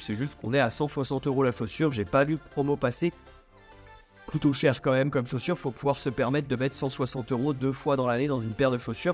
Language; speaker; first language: French; native; French